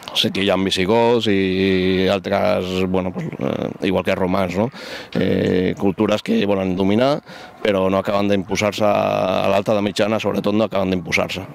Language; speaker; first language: Catalan; non-native, local second language; Spanish